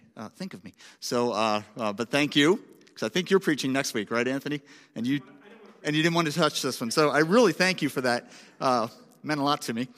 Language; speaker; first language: English; native; English